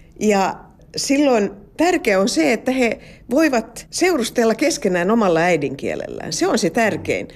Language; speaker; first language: Finnish; non-native, local second language; Swedish